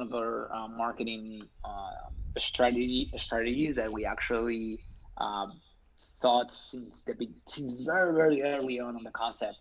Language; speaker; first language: English; non-native, fluent; Spanish